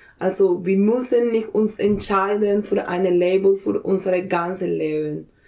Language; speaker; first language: German; non-native, fluent; Spanish